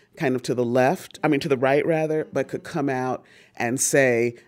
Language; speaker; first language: English; native; English